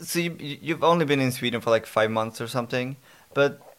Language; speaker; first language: English; non-native, fluent; Swedish